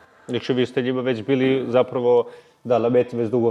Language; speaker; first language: Bosnian; native; Bosnian